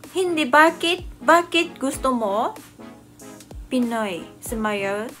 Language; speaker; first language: Filipino; non-native, learner; Japanese